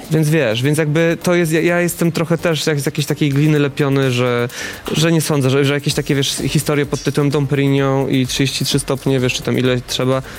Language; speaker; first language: Polish; native; Polish